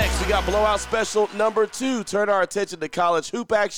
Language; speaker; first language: English; native; English